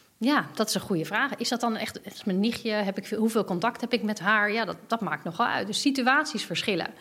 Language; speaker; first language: Dutch; native; Dutch